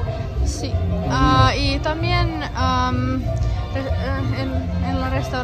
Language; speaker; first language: Spanish; non-native, learner; Finnish